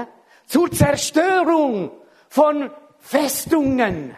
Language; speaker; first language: German; non-native, fluent; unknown